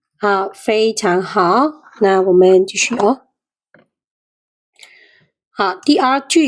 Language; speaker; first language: Chinese; non-native, fluent; Khmer